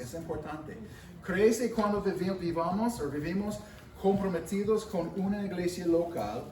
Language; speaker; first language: Spanish; non-native, fluent; English